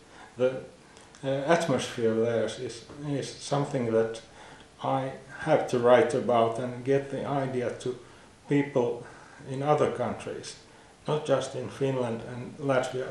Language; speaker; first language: English; non-native, fluent; Finnish